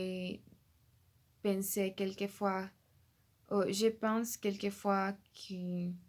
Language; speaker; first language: French; non-native, learner; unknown